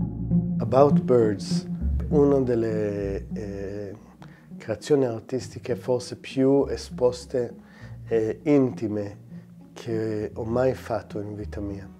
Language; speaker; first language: Italian; non-native, fluent; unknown